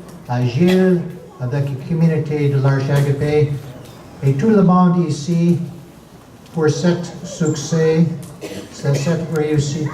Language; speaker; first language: French; non-native, learner; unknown